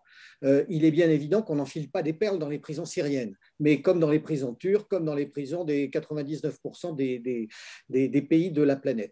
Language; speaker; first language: French; native; French